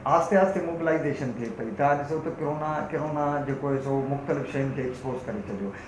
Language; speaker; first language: Sindhi; native; Sindhi